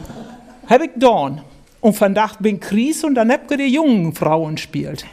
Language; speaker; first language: German; non-native, local second language; Low German